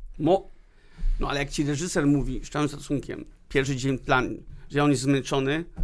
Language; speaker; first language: Polish; early bilingual, heritage; Polish